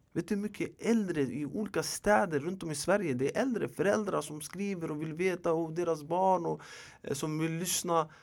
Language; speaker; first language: Swedish; early bilingual, other home language; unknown